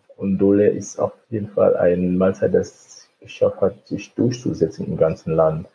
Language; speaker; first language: German; non-native, fluent; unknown